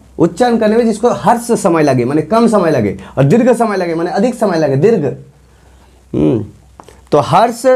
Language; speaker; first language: Hindi; non-native, local second language; Bangla